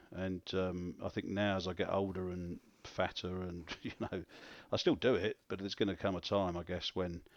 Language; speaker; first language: English; native; English